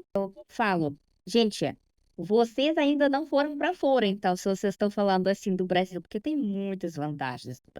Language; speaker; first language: Portuguese; non-native, fluent; Russian